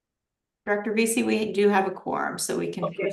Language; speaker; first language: English; native; English